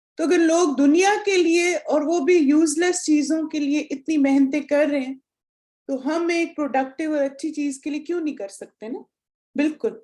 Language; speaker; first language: Urdu; native; Urdu